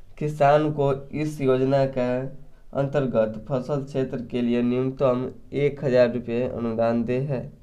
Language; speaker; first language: Hindi; native; Hindi